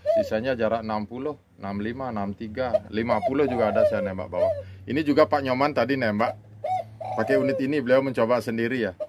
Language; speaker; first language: Indonesian; non-native, local second language; Balinese